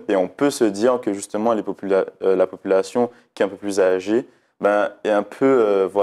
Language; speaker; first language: French; native; French